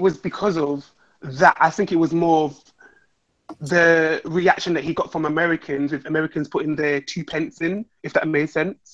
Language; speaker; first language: English; native; English